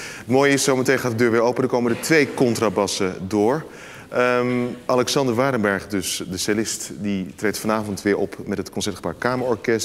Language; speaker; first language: Dutch; native; Dutch